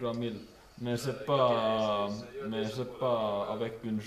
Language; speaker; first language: French; non-native, learner; Estonian